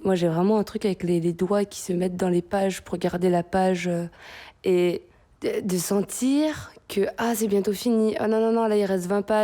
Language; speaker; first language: French; native; French